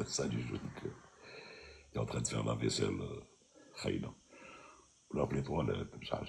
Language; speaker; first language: French; non-native, local second language; Arabic